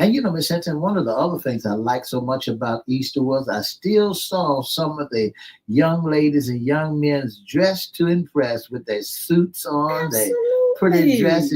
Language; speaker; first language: English; native; English